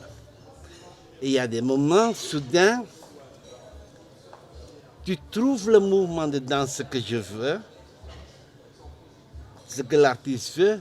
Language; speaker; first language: French; non-native, learner; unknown